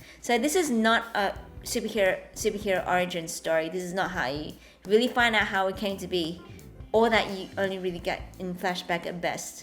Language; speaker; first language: English; native; English